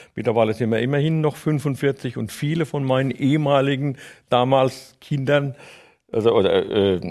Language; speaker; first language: German; native; German